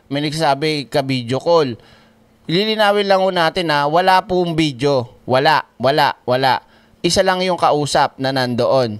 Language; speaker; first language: Filipino; native; Filipino